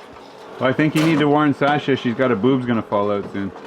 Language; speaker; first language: English; native; English